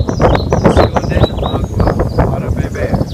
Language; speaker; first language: Spanish; non-native, learner; English